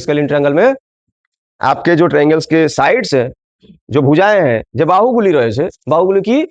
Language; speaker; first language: Hindi; non-native, local second language; Bangla